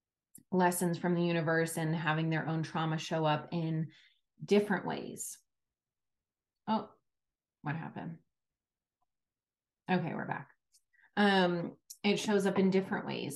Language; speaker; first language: English; native; English